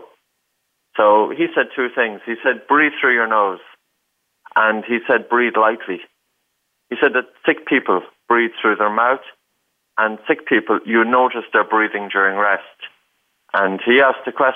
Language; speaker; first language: English; native; English